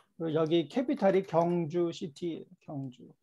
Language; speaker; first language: Korean; native; Korean